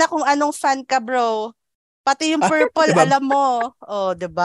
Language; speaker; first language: English; non-native, local second language; Filipino